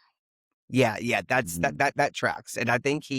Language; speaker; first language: English; native; English